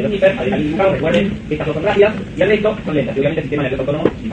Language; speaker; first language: Spanish; native; Spanish